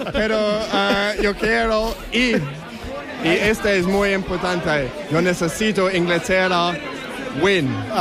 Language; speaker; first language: Spanish; non-native, learner; English